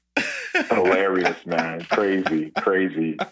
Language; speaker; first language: English; native; English